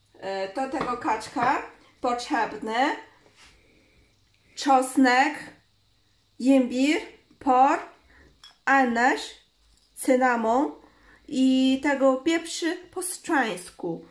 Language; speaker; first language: Polish; non-native, learner; Chinese